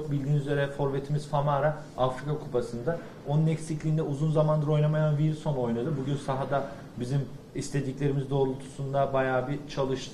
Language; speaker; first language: Turkish; native; Turkish